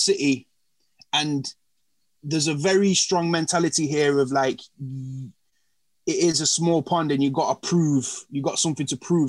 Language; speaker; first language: English; native; English